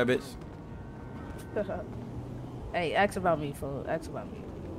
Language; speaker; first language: English; native; English